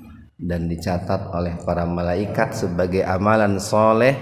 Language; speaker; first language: Indonesian; native; Indonesian